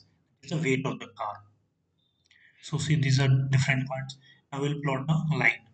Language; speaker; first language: English; non-native, fluent; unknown